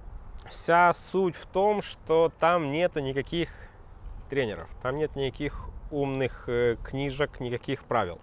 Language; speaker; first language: Russian; native; Russian